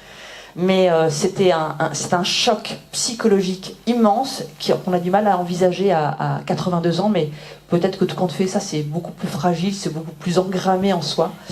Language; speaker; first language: French; native; French